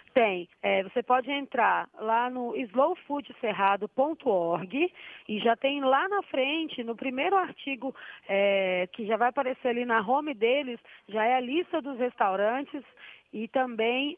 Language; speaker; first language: Portuguese; native; Portuguese